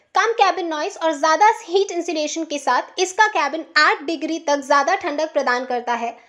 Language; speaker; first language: Hindi; native; Hindi